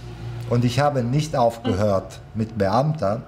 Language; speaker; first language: German; non-native, fluent; Italian